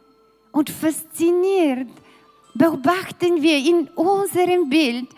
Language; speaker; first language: German; non-native, fluent; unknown